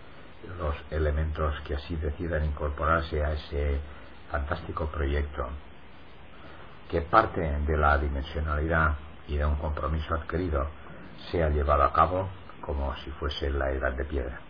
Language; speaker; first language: Spanish; native; Spanish